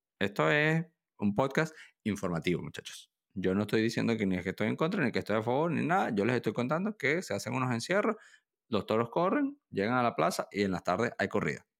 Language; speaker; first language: Spanish; native; Spanish